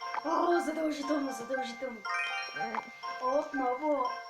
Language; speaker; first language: Bulgarian; native; Bulgarian